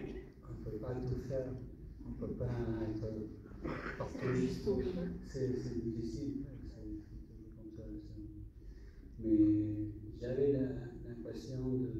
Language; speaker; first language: French; non-native, fluent; English